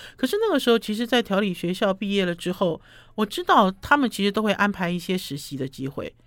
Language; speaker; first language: Chinese; native; Chinese